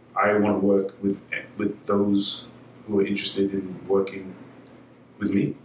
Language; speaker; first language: English; native; English